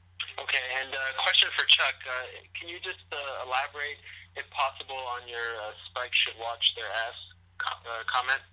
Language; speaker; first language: English; native; English